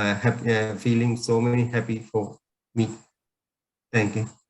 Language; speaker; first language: English; non-native, learner; Sinhala